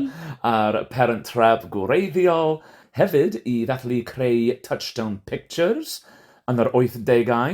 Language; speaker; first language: Welsh; non-native, fluent; English